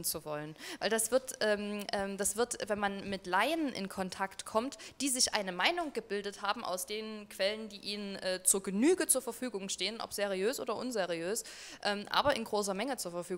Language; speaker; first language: German; native; German